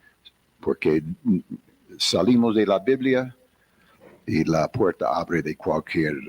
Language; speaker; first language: Spanish; non-native, fluent; English